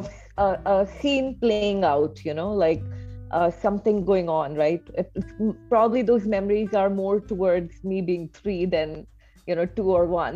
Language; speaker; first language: English; non-native, local second language; Hindi